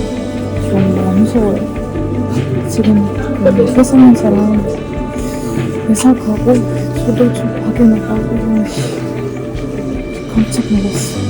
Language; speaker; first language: Korean; non-native, learner; Ukrainian